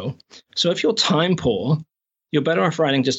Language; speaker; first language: English; native; English